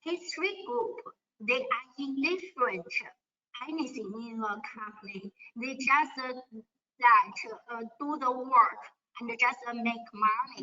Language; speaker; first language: English; non-native, learner; Chinese